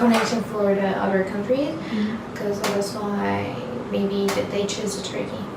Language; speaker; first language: English; non-native, learner; Turkish